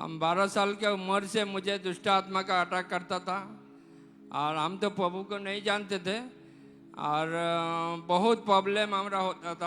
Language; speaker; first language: Hindi; non-native, local second language; Odia